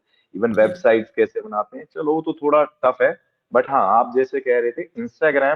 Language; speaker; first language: Hindi; native; Hindi